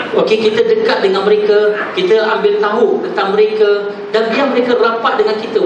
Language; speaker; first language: Malay; non-native, local second language; Tamil